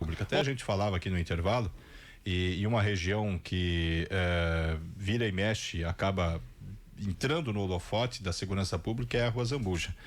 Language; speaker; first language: Portuguese; native; Portuguese